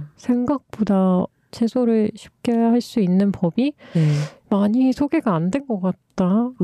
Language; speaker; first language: Korean; native; Korean